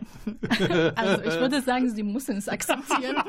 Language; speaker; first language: German; non-native, fluent; Arabic